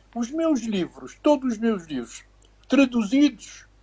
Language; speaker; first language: Portuguese; native; Portuguese